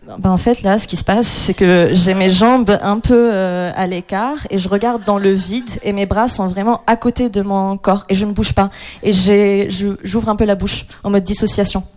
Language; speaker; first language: French; non-native, local second language; Arabic